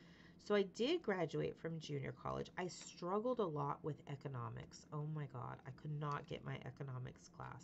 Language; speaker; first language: English; native; English